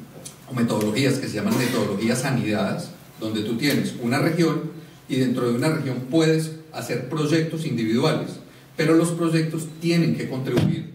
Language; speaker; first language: Spanish; native; Spanish